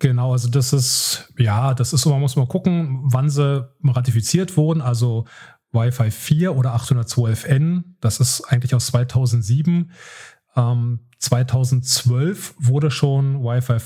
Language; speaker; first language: German; native; German